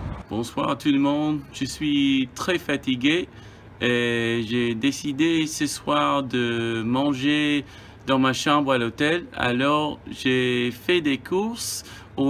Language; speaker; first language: French; non-native, learner; English